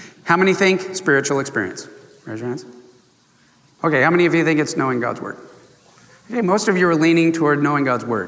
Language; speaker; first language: English; native; English